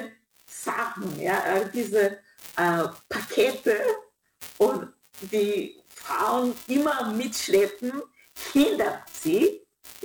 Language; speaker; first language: German; non-native, fluent; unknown